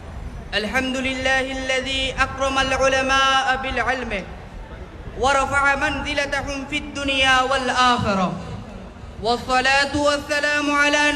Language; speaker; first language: Arabic; non-native, learner; Bangla